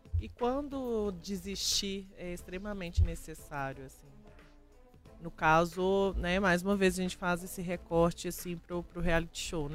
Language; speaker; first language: Portuguese; native; Portuguese